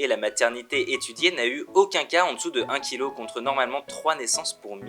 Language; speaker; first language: French; native; French